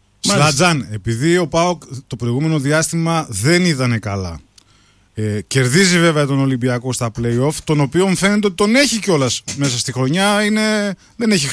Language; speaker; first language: Greek; native; Greek